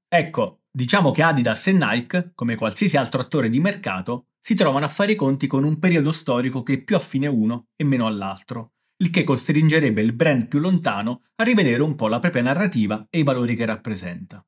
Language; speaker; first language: Italian; native; Italian